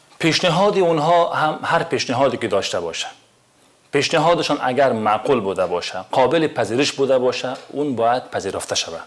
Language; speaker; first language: Persian; native; Persian